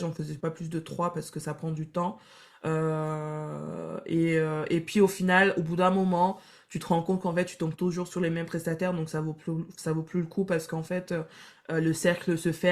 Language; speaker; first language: French; native; French